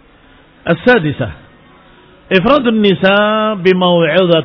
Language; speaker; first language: Arabic; non-native, fluent; Indonesian